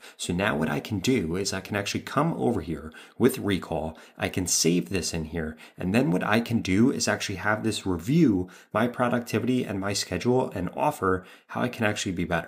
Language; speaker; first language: English; native; English